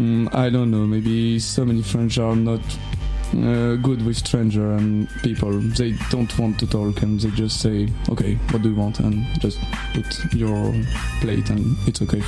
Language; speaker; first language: English; non-native, learner; French